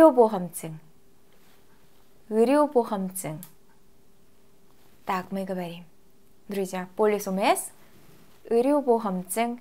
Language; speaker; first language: Russian; non-native, fluent; Korean